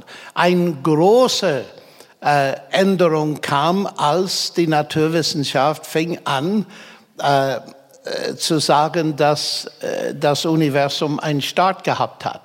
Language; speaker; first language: German; non-native, fluent; English